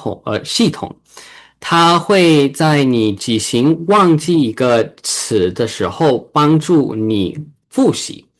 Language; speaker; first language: Chinese; early bilingual, heritage; Chinese